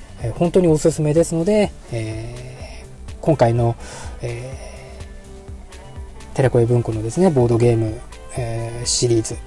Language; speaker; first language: Japanese; native; Japanese